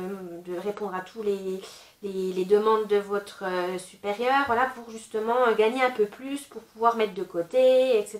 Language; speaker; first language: French; native; French